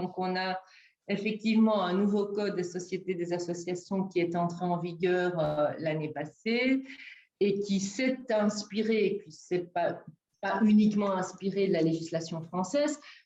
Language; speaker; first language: French; native; French